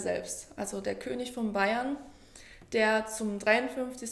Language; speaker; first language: German; native; German